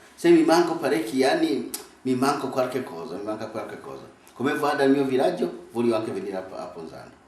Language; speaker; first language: Italian; non-native, fluent; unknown